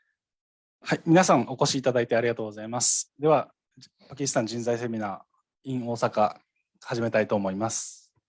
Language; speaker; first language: Japanese; native; Japanese